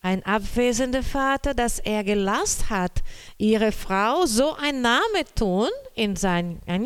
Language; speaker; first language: German; non-native, learner; Portuguese